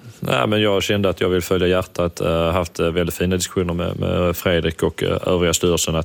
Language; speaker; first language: Swedish; native; Swedish